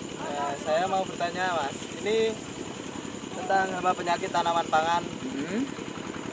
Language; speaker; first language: Indonesian; non-native, local second language; Javanese